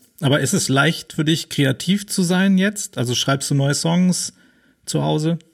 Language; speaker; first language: German; native; German